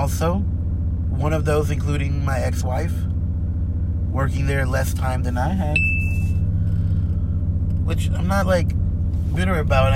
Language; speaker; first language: English; native; English